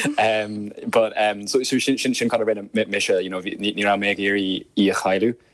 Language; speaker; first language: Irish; non-native, local second language; English